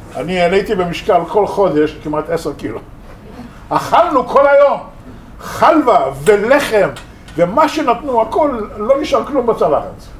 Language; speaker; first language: Hebrew; non-native, local second language; Arabic